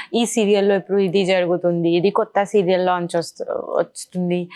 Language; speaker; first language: Telugu; non-native, learner; Bangla